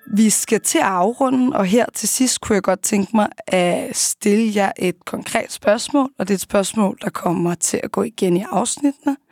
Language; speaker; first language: Danish; early bilingual, other home language; Arabic